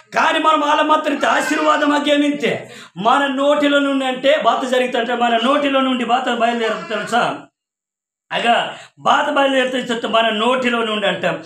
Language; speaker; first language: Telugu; non-native, local second language; Koya